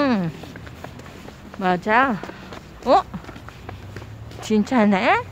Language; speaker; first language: Korean; non-native, learner; Filipino